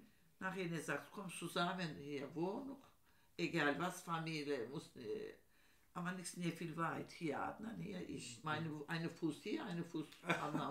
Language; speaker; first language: German; non-native, learner; Turkish